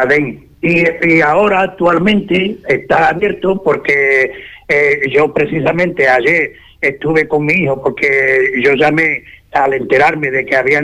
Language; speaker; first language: Spanish; native; Spanish